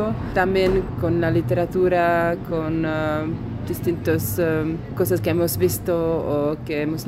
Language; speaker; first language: Spanish; non-native, fluent; Czech